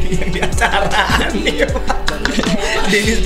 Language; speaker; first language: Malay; non-native, local second language; Sundanese